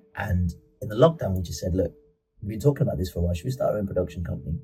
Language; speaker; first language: English; native; English